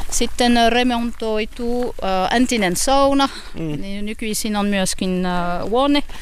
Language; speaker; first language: Finnish; non-native, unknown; French